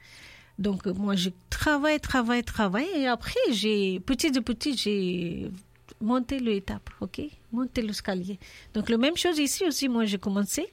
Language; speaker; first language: French; non-native, learner; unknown